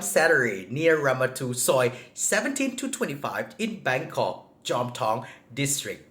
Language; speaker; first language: English; non-native, fluent; Thai